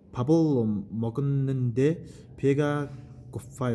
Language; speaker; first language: Korean; non-native, fluent; Mongolian